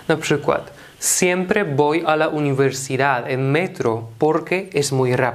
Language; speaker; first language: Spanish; non-native, fluent; Polish